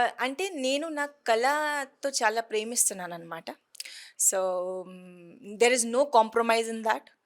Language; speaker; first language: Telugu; non-native, fluent; Hindi